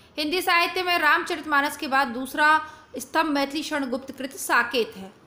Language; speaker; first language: Hindi; native; Hindi